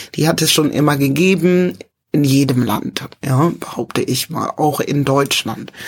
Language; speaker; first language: German; early bilingual, other home language; English